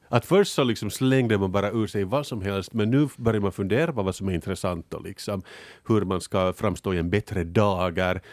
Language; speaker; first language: Swedish; native; Swedish